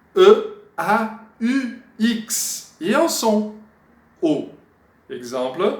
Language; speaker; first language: French; non-native, fluent; Portuguese